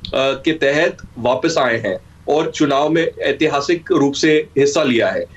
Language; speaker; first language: Hindi; native; Hindi